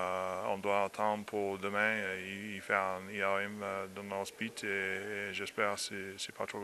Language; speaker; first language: French; non-native, learner; English